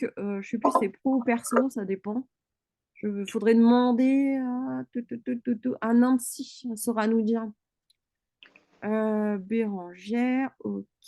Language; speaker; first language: French; native; French